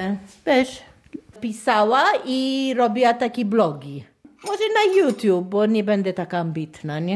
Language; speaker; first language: Polish; non-native, fluent; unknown